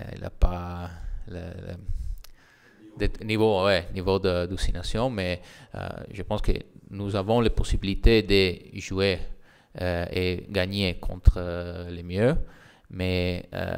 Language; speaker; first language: French; non-native, learner; Italian